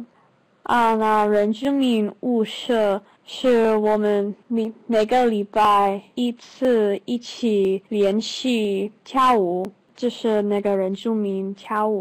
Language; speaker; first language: Chinese; non-native, learner; English